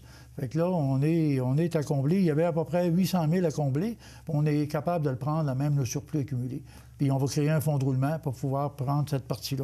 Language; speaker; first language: French; native; French